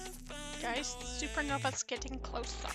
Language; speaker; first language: English; native; English